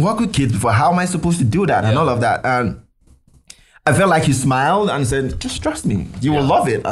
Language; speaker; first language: English; non-native, local second language; Yoruba